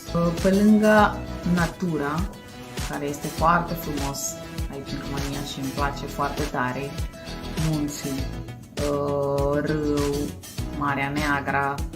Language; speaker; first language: Romanian; non-native, fluent; Spanish